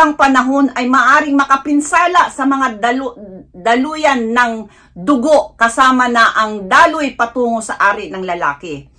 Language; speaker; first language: Filipino; non-native, local second language; Iloko